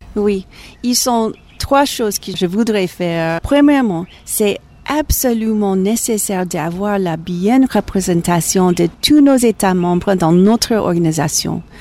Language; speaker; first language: French; non-native, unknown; English